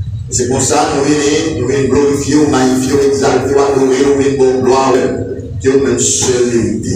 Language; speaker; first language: French; non-native, local second language; Haitian Creole